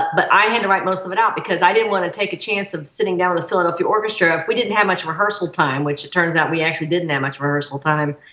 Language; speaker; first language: English; native; English